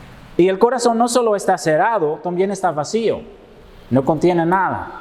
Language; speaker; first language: Spanish; non-native, fluent; Dutch